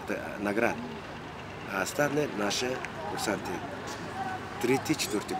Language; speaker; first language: Russian; non-native, learner; Mongolian